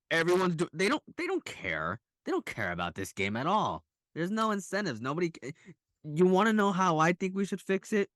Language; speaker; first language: English; native; English